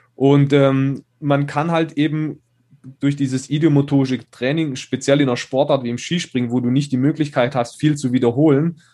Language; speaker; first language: German; native; German